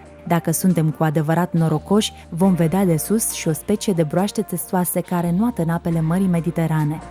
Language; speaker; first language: Romanian; native; Romanian